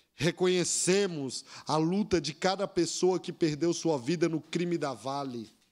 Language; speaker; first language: Portuguese; native; Portuguese